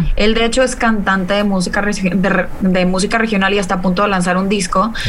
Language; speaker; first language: Spanish; native; Spanish